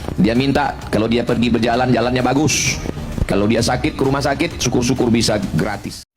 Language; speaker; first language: Indonesian; native; Indonesian